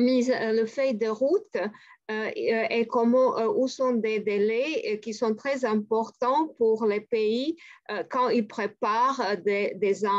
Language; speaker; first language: French; non-native, fluent; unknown